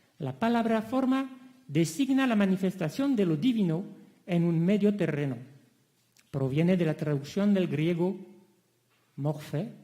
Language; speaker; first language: Spanish; non-native, fluent; French